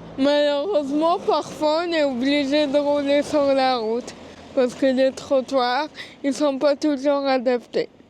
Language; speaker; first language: French; early bilingual, other home language; Arabic